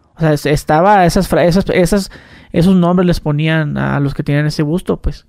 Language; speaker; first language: Spanish; native; Spanish